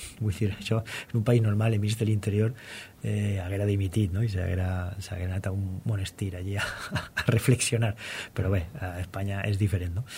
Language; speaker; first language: Catalan; non-native, local second language; Spanish